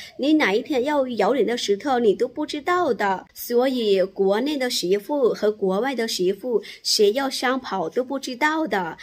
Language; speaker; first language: Chinese; non-native, fluent; Lao